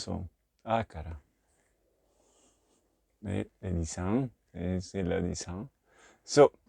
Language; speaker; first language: French; non-native, learner; Spanish